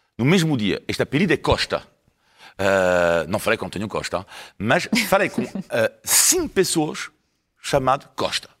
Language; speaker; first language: Portuguese; non-native, fluent; French